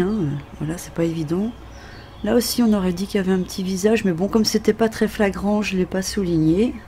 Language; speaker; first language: French; native; French